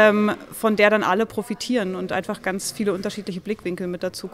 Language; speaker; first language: German; native; German